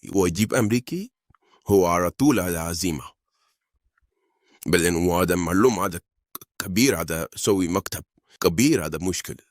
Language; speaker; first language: Arabic; non-native, learner; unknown